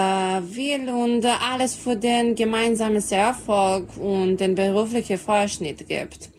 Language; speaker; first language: German; non-native, learner; Serbian